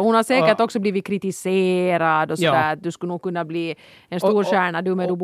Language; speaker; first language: Swedish; native; Swedish